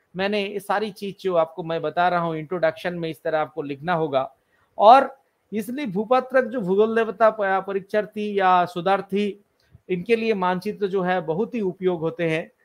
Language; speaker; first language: Hindi; non-native, local second language; Bangla